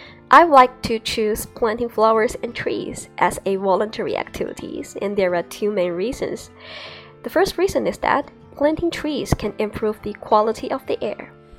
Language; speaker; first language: English; non-native, fluent; Chinese